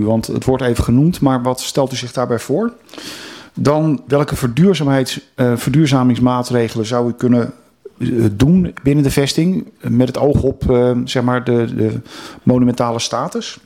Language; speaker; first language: Dutch; native; Dutch